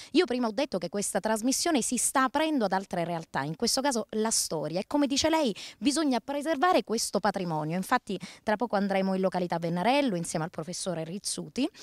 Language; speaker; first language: Italian; native; Italian